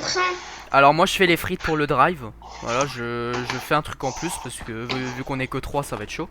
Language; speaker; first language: French; native; French